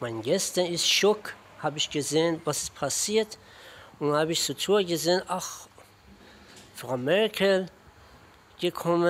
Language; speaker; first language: German; non-native, learner; Persian